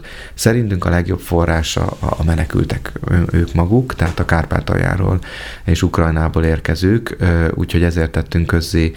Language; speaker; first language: Hungarian; native; Hungarian